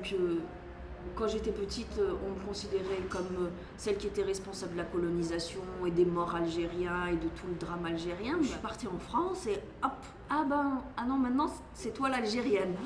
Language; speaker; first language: French; native; French